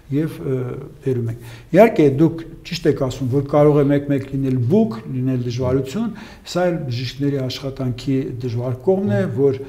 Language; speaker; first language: Armenian; native; Armenian